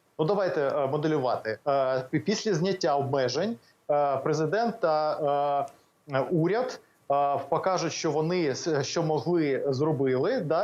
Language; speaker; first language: Ukrainian; native; Ukrainian